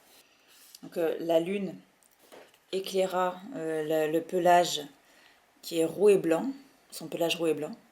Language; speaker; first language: French; native; French